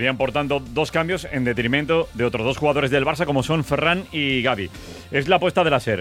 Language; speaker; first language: Spanish; native; Spanish